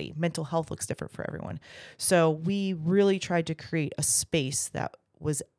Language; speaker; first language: English; native; English